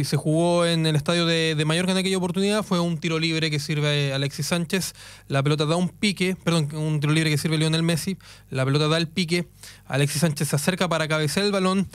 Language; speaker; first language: Spanish; native; Spanish